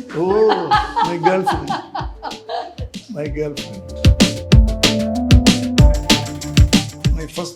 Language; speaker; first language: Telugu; non-native, learner; Tamil